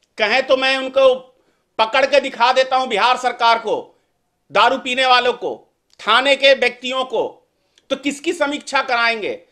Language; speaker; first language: Hindi; native; Hindi